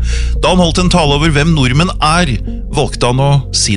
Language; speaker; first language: Norwegian; native; Norwegian